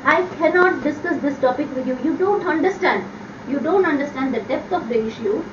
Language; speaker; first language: English; non-native, local second language; Tamil